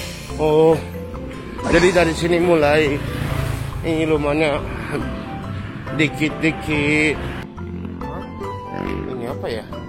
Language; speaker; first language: Indonesian; non-native, learner; Japanese